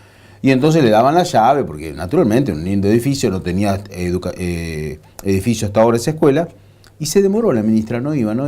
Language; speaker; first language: Spanish; native; Spanish